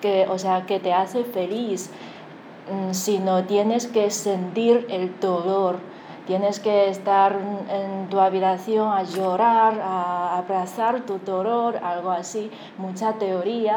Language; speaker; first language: Spanish; non-native, fluent; Chinese